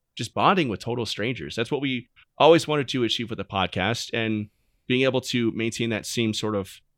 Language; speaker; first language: English; native; English